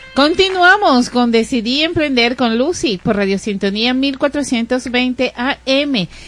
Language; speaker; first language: Spanish; native; Spanish